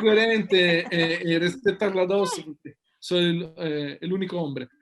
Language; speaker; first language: Spanish; non-native, fluent; Italian